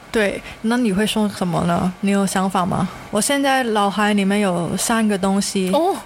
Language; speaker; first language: Chinese; non-native, local second language; Cantonese